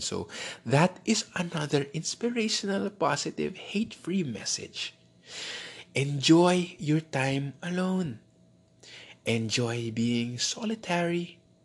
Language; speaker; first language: English; non-native, local second language; Filipino